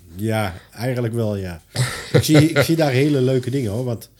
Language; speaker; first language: Dutch; non-native, fluent; Italian